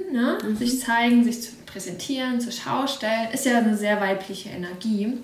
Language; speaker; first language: German; early bilingual, other home language; Russian